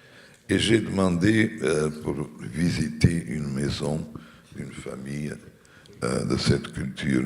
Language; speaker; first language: French; non-native, fluent; Portuguese